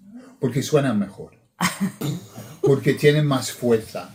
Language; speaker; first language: Spanish; non-native, fluent; English